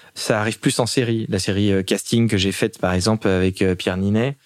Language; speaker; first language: French; native; French